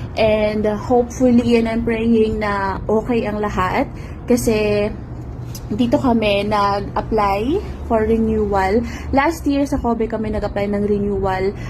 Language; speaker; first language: Filipino; native; Filipino